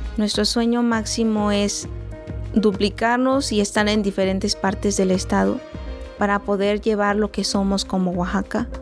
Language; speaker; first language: Spanish; non-native, local second language; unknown